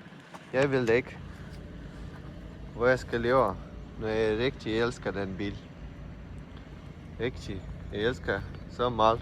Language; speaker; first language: Danish; non-native, learner; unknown